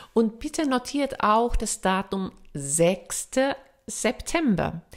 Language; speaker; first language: German; non-native, fluent; Finnish